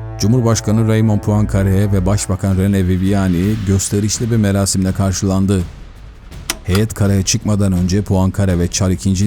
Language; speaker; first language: Turkish; native; Turkish